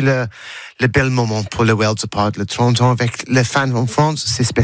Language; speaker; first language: French; non-native, learner; English